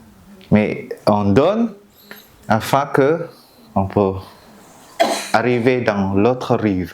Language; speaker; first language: French; non-native, fluent; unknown